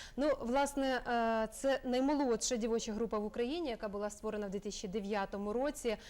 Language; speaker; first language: Ukrainian; native; Ukrainian